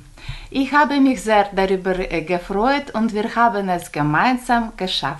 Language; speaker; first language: German; non-native, fluent; Ukrainian